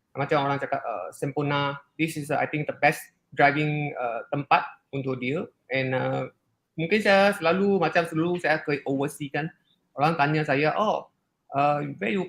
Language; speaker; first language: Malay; non-native, local second language; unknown